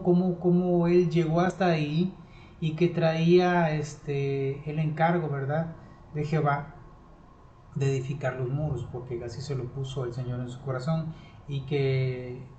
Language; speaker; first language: Spanish; native; Spanish